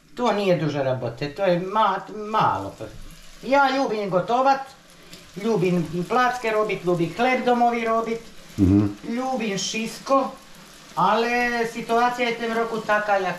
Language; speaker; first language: Polish; non-native, learner; Croatian